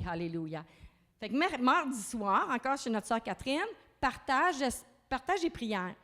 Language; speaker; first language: French; native; French